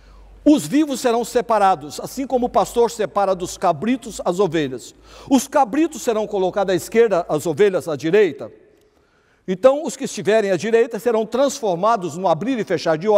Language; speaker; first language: Portuguese; native; Portuguese